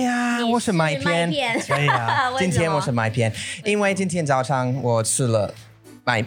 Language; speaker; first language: Chinese; non-native, learner; English